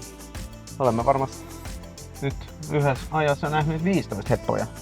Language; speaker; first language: Finnish; non-native, fluent; Swedish